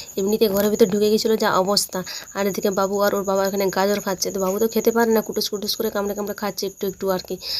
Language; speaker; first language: Bangla; non-native, local second language; Santali